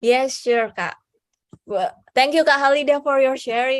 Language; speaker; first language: English; non-native, fluent; Indonesian